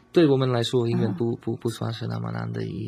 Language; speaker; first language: Chinese; non-native, learner; Slovak